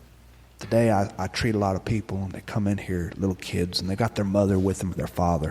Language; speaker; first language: English; native; English